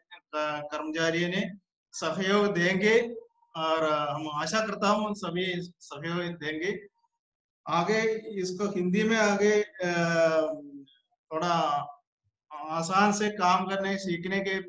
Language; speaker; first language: Hindi; non-native, local second language; Malayalam